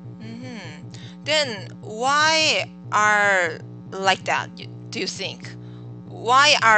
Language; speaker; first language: English; non-native, learner; Korean